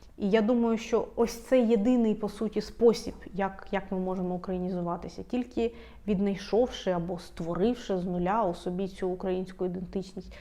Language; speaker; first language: Ukrainian; non-native, local second language; Russian